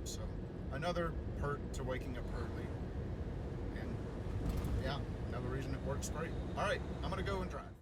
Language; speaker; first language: English; native; English